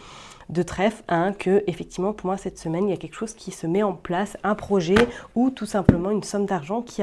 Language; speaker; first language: French; native; French